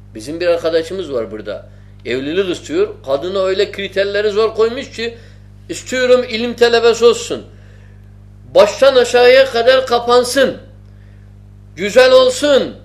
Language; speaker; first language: Turkish; non-native, fluent; Arabic